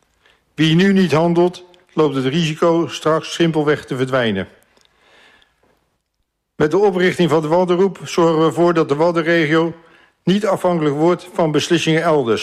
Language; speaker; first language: Dutch; native; Dutch